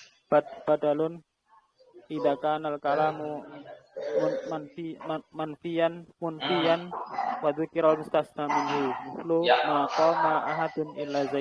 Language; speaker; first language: Arabic; non-native, learner; Indonesian